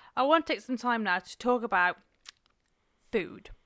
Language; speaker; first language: English; non-native, local second language; Welsh